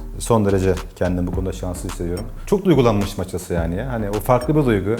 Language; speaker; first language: Turkish; native; Turkish